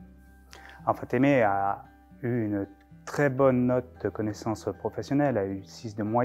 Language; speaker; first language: French; native; French